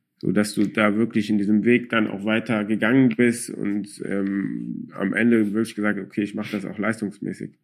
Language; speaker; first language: German; early bilingual, other home language; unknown